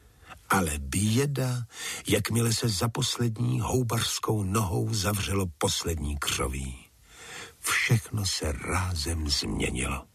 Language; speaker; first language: Czech; native; Czech